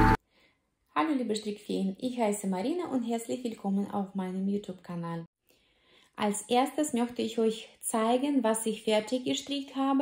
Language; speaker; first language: German; non-native, fluent; Russian